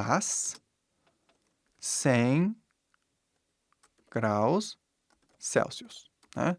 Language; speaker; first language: Portuguese; non-native, fluent; English